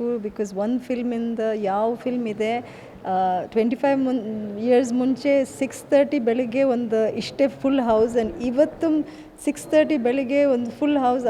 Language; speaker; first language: Kannada; early bilingual, heritage; English